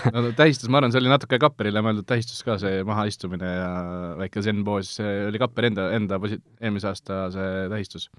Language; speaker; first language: Estonian; native; Estonian